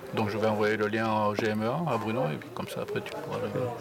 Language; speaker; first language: French; native; French